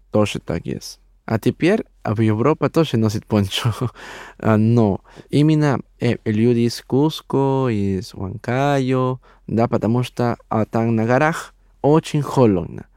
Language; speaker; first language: Russian; non-native, learner; Spanish